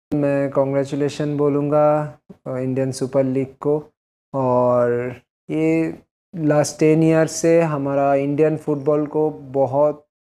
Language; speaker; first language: Hindi; non-native, local second language; Bangla